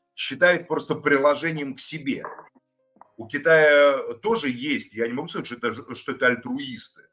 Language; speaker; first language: Russian; native; Russian